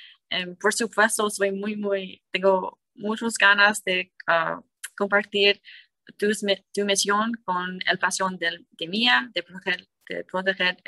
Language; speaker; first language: Spanish; non-native, learner; English